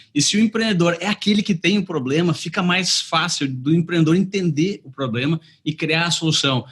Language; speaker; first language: Portuguese; native; Portuguese